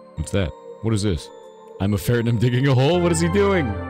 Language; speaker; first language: English; native; English